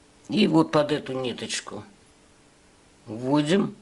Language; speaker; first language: Russian; native; Russian